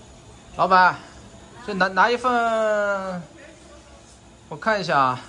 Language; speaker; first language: Chinese; non-native, local second language; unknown